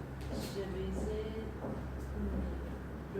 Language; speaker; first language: French; non-native, learner; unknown